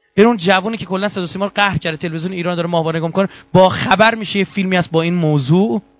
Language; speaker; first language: Persian; native; Persian